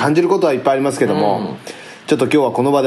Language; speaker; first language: Japanese; native; Japanese